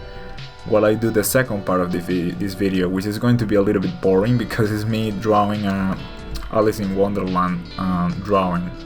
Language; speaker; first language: English; non-native, fluent; Spanish